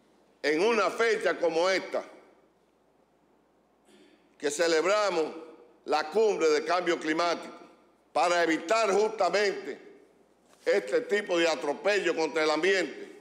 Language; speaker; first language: Spanish; native; Spanish